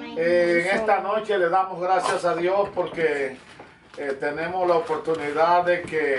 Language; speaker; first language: Spanish; native; Spanish